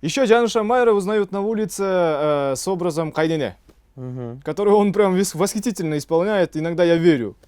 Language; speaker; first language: Russian; native; Russian